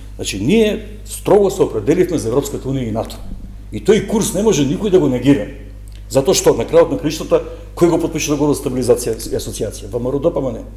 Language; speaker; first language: Macedonian; native; Macedonian